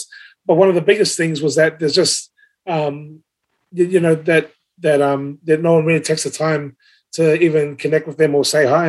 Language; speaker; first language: English; native; English